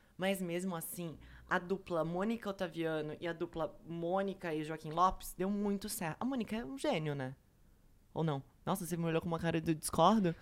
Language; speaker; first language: Portuguese; native; Portuguese